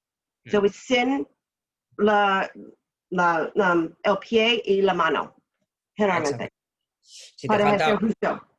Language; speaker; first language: Spanish; non-native, learner; English